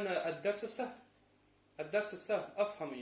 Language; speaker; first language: Arabic; non-native, fluent; Russian